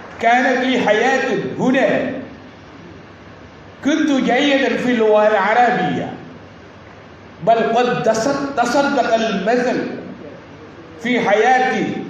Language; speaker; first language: Arabic; non-native, learner; Bangla